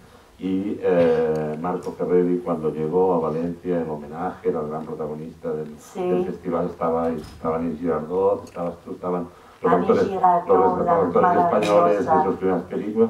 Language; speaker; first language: Spanish; native; Spanish